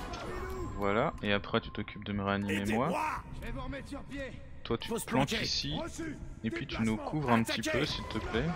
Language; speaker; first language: French; native; French